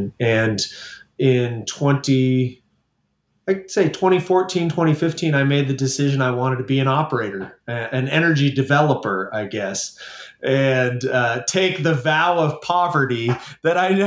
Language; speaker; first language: English; native; English